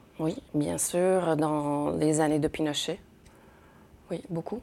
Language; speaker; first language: French; early bilingual, other home language; Spanish